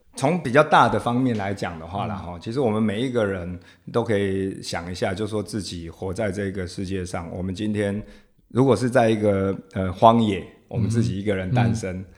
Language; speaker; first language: Chinese; non-native, local second language; Min Nan Chinese